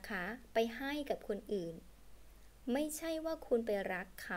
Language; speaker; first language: Thai; native; Thai